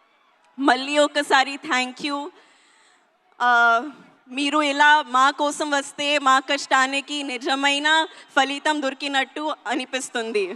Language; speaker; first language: Telugu; non-native, local second language; Hindi